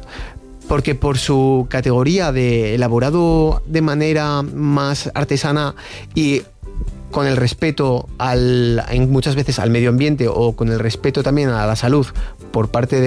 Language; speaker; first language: Spanish; native; Spanish